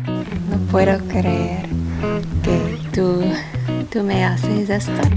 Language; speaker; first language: Spanish; non-native, learner; English